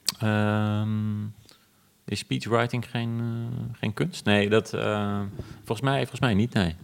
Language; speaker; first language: Dutch; native; Dutch